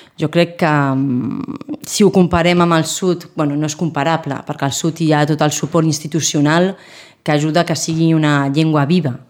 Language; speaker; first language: Catalan; non-native, local second language; Spanish